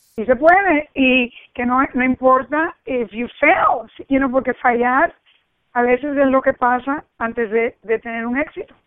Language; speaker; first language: Spanish; early bilingual, heritage; Spanish